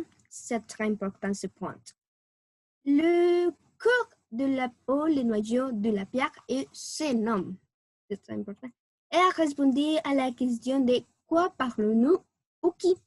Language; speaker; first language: French; non-native, learner; Spanish